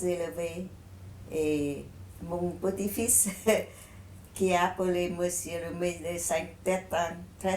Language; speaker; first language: French; non-native, learner; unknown